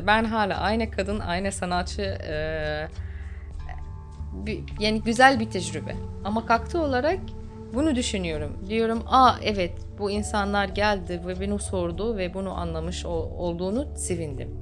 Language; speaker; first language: Turkish; non-native, fluent; Arabic